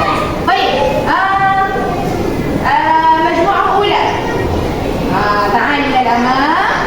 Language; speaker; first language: Arabic; non-native, learner; Malay